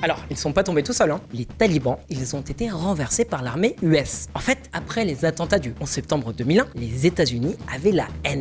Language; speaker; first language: French; native; French